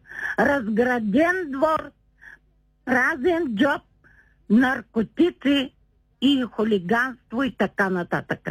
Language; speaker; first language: Bulgarian; native; Bulgarian